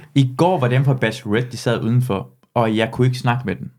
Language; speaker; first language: Danish; native; Danish